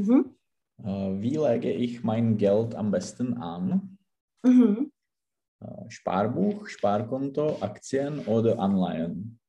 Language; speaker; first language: German; non-native, learner; Czech